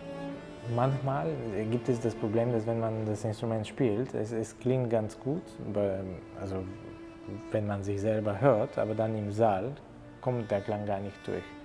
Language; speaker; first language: German; non-native, fluent; Bulgarian